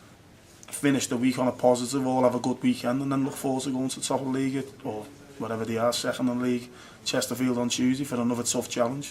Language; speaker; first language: English; native; English